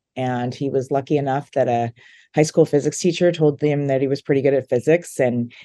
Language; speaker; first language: English; native; English